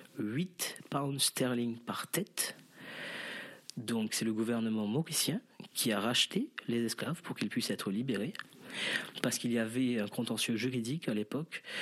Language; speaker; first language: French; non-native, local second language; Morisyen